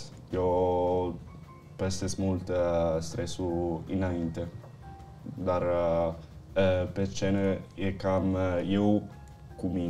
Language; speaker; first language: Romanian; early bilingual, heritage; Italian